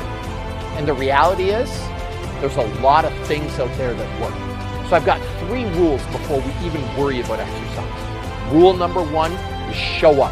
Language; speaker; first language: English; native; English